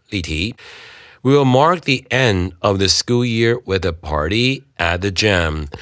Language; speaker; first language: English; non-native, fluent; Chinese